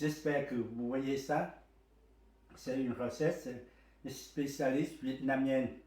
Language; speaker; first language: French; non-native, fluent; Vietnamese